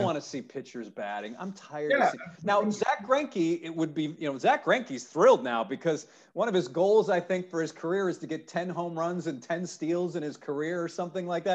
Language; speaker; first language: English; native; English